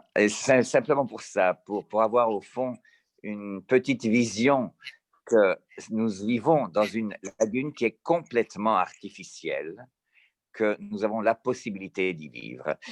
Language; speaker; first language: French; early bilingual, heritage; Italian